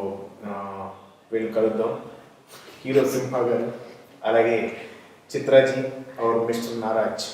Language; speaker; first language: Telugu; native; Telugu